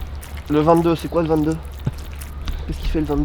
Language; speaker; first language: French; native; French